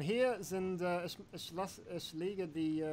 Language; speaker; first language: German; non-native, learner; English